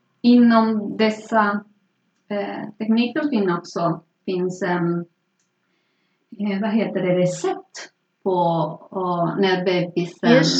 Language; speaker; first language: Swedish; non-native, fluent; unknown